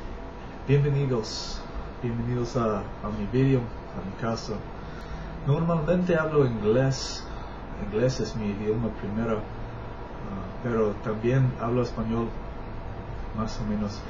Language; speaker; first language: Spanish; non-native, learner; English